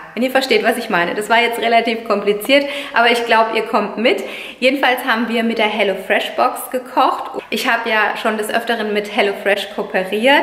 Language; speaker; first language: German; native; German